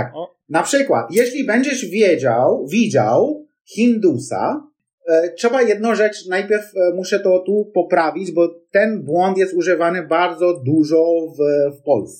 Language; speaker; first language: Polish; non-native, fluent; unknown